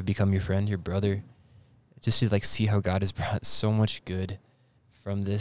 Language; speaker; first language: English; native; English